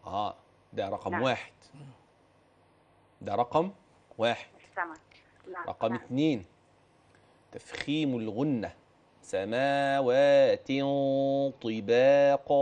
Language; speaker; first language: Arabic; native; Arabic